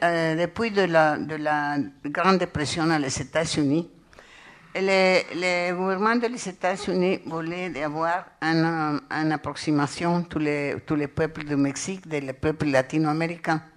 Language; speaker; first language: French; non-native, learner; Spanish